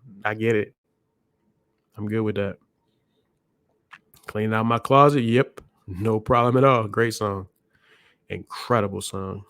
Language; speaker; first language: English; native; English